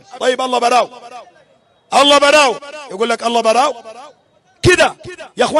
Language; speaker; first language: Arabic; native; Arabic